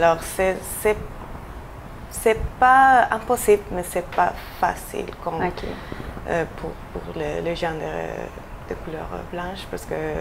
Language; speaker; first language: French; non-native, fluent; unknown